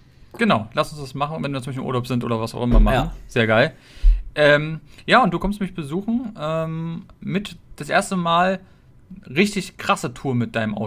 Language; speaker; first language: German; native; German